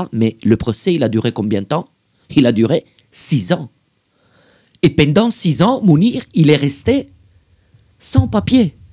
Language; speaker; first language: French; native; French